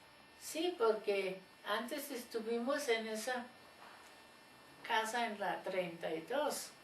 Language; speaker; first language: Spanish; non-native, fluent; German